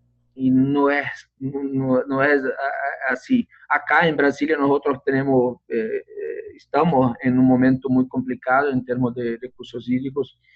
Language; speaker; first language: Spanish; non-native, learner; Portuguese